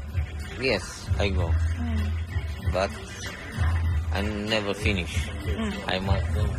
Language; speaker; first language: English; non-native, learner; Romanian